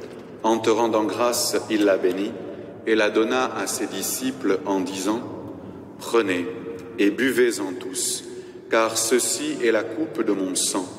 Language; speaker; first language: French; native; French